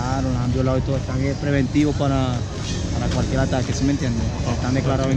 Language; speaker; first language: Spanish; native; Spanish